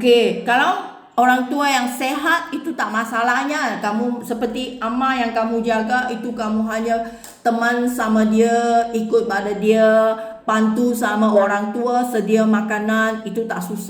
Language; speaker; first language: Indonesian; non-native, learner; Filipino